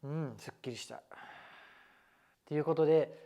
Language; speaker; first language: Japanese; non-native, fluent; English